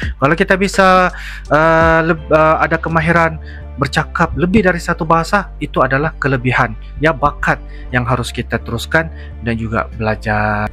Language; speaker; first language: Malay; native; Malay